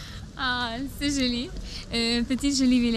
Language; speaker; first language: French; non-native, learner; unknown